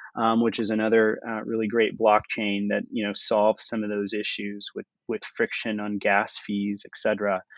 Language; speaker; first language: English; native; English